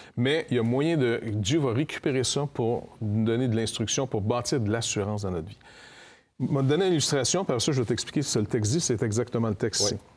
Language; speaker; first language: French; native; French